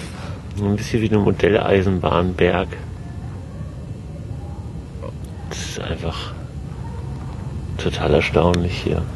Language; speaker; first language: German; native; German